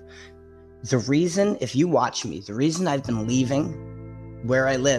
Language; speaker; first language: English; native; English